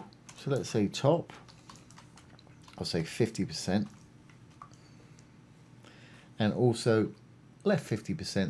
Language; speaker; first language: English; native; English